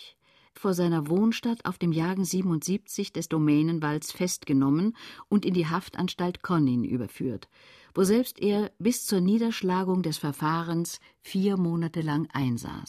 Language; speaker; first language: German; native; German